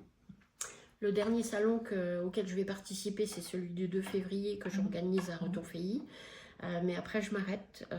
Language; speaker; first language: French; native; French